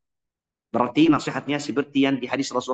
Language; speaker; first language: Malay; non-native, fluent; Arabic